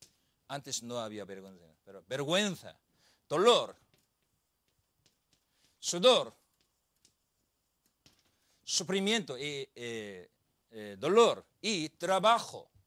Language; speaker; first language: Spanish; non-native, learner; Korean